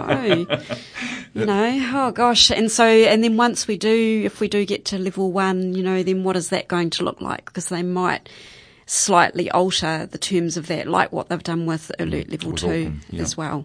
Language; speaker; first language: English; native; English